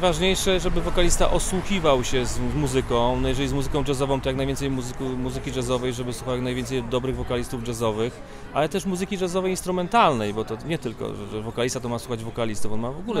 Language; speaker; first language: Polish; native; Polish